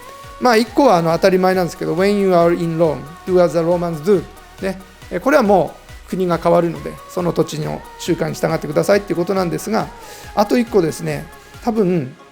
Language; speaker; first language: Japanese; native; Japanese